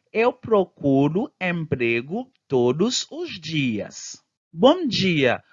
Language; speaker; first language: Portuguese; non-native, learner; Haitian Creole